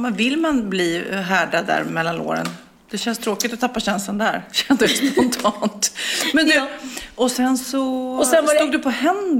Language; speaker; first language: Swedish; native; Swedish